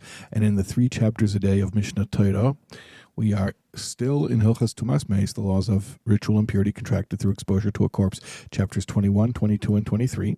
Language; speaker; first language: English; native; English